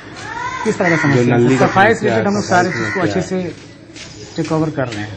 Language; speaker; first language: Hindi; native; Hindi